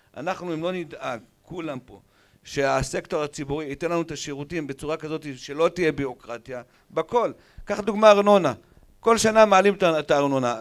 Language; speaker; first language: Hebrew; native; Hebrew